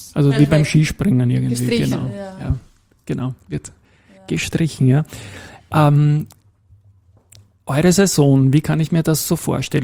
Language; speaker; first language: German; native; German